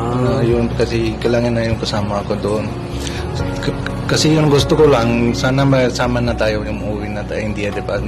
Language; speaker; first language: Filipino; non-native, learner; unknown